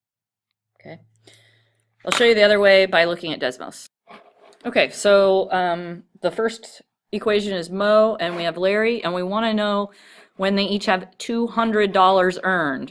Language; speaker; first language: English; native; English